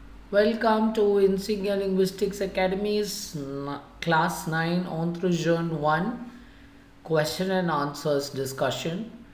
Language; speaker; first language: English; non-native, local second language; Tamil